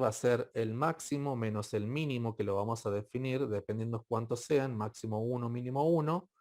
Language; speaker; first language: Spanish; native; Spanish